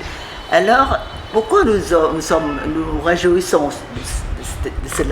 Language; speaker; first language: French; non-native, fluent; Vietnamese